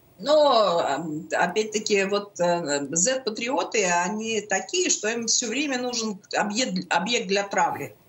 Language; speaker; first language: Russian; native; Russian